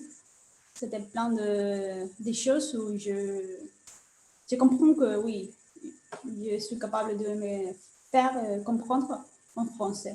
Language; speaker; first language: French; non-native, learner; Spanish